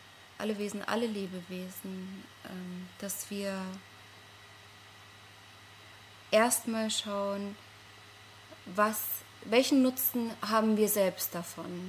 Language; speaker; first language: German; non-native, fluent; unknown